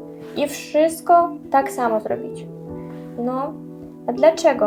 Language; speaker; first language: Polish; non-native, learner; Russian